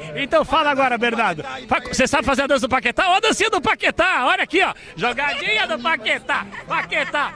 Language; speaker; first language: Portuguese; native; Portuguese